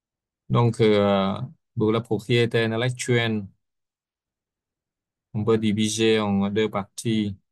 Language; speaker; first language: French; non-native, fluent; Vietnamese